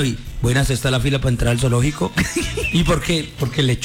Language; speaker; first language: Spanish; native; Spanish